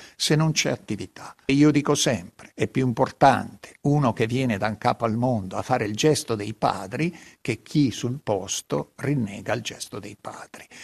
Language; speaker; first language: Italian; non-native, local second language; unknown